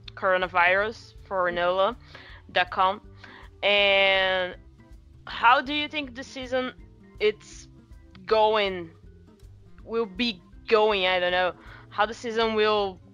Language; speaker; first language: English; non-native, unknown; Portuguese